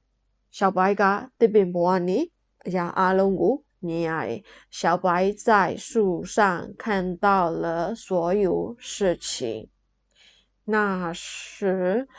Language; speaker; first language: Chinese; non-native, fluent; Burmese